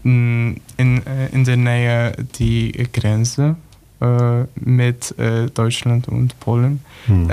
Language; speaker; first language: German; non-native, learner; Polish